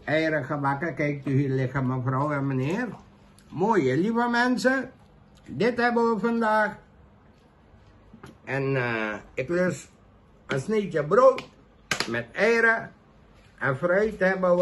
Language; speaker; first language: Dutch; non-native, local second language; Caribbean Hindustani